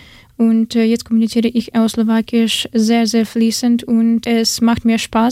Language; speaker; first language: German; non-native, learner; Ukrainian